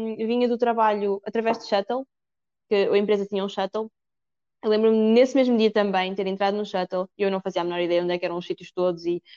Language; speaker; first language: Portuguese; native; Portuguese